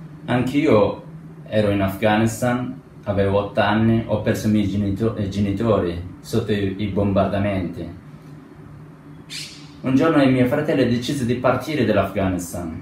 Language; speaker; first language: Italian; non-native, fluent; Persian